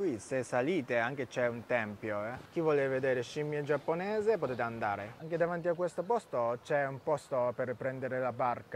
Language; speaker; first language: Italian; non-native, learner; Japanese